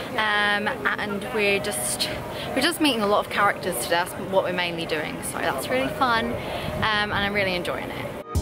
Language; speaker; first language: English; native; English